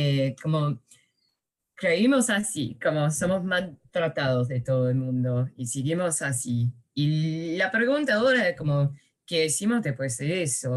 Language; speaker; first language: Spanish; early bilingual, heritage; Spanish